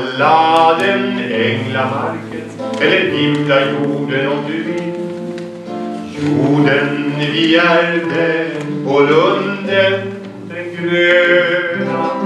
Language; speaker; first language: Swedish; native; Swedish